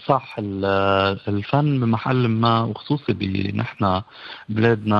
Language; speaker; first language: Arabic; native; Arabic